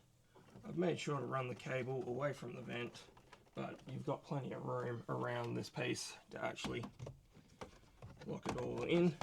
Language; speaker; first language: English; native; English